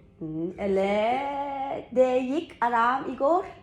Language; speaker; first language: Norwegian; non-native, learner; Thai